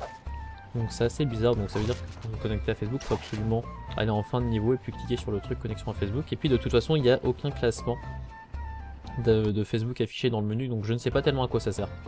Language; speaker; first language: French; native; French